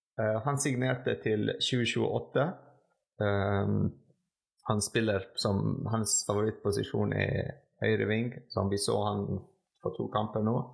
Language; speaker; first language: Norwegian; non-native, fluent; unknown